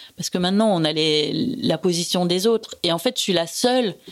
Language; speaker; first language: French; native; French